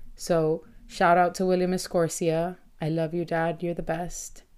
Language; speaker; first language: English; early bilingual, other home language; Spanish